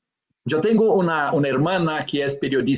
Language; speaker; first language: Spanish; non-native, fluent; Portuguese